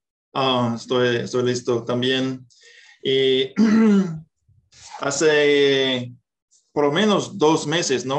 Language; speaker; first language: Spanish; non-native, fluent; English